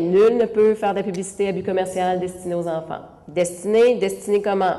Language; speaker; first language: French; native; French